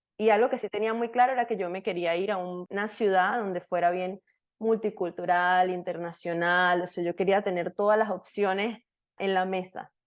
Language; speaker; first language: Spanish; native; Spanish